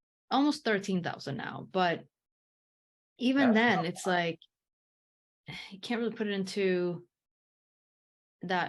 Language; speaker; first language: English; early bilingual, heritage; English